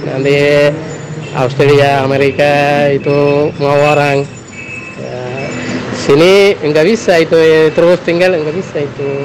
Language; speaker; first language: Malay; non-native, learner; Tamil